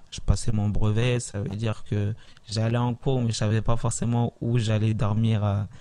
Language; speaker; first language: French; early bilingual, other home language; Italian